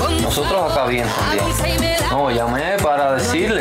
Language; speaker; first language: Russian; non-native, learner; Spanish